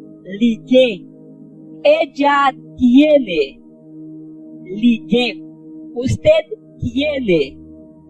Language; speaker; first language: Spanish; non-native, fluent; Haitian Creole